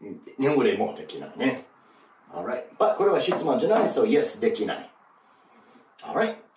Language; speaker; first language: Japanese; non-native, learner; English